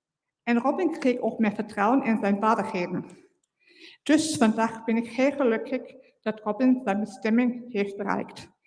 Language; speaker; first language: Dutch; non-native, fluent; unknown